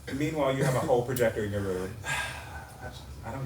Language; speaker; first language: English; native; English